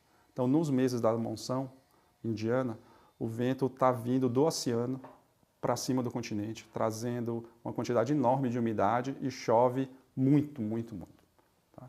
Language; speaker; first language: Portuguese; native; Portuguese